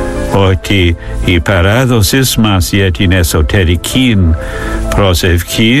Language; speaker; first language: Greek; non-native, fluent; English